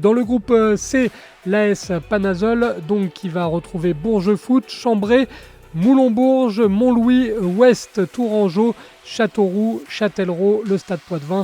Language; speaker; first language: French; native; French